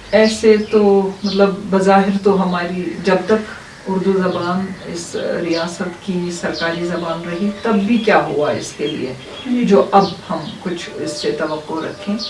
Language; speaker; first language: Urdu; non-native, local second language; Kashmiri